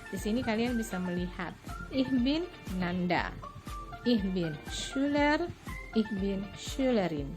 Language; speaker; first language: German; non-native, learner; Indonesian